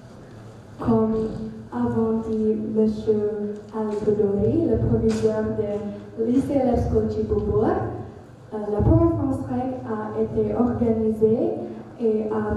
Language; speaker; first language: French; non-native, learner; Indonesian